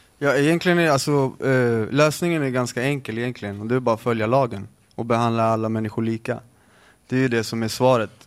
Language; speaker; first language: Swedish; early bilingual, other home language; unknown